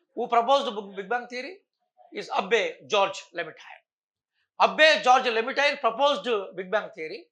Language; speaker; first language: English; non-native, local second language; Telugu